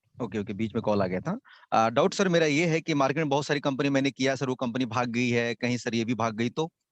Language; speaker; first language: Hindi; native; Hindi